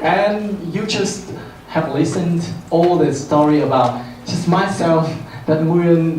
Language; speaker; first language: English; non-native, fluent; Vietnamese